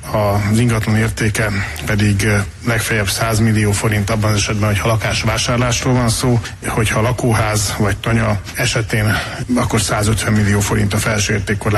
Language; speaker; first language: Hungarian; native; Hungarian